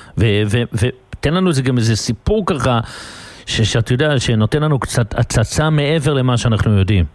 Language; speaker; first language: Hebrew; native; Hebrew